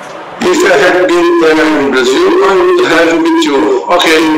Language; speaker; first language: English; non-native, learner; Portuguese